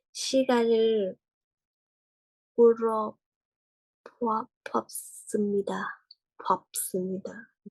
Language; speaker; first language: Korean; non-native, learner; Thai